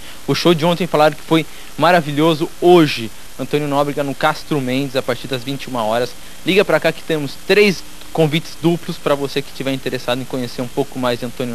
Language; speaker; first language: Portuguese; native; Portuguese